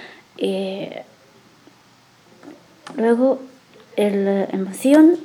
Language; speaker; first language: Spanish; non-native, learner; Chinese